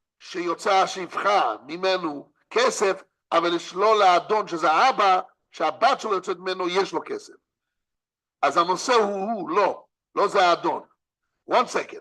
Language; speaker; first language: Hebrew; non-native, fluent; English